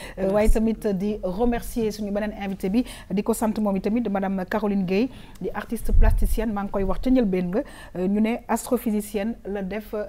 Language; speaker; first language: Wolof; native; Wolof